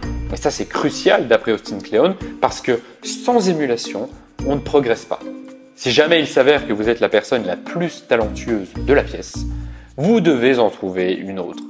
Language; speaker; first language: French; native; French